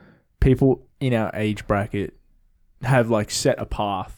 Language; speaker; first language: English; native; English